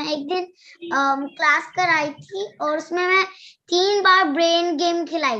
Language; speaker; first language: Hindi; native; Hindi